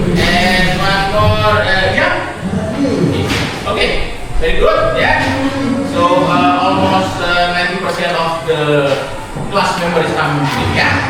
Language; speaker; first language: English; non-native, fluent; Indonesian